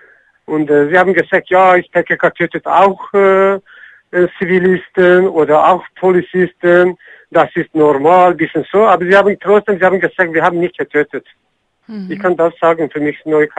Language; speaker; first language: German; non-native, learner; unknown